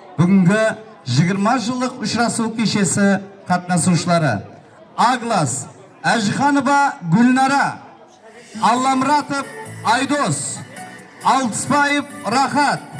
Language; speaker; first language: Uzbek; non-native, local second language; Kara-Kalpak